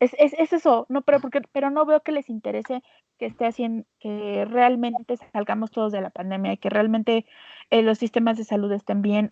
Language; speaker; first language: Spanish; native; Spanish